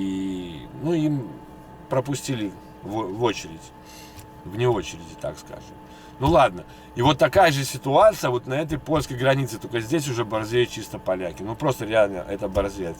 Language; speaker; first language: Russian; native; Russian